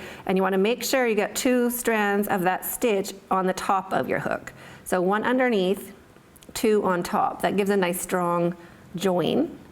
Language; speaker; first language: English; native; English